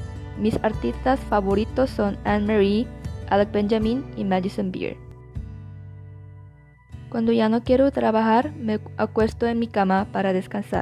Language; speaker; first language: Spanish; non-native, learner; Korean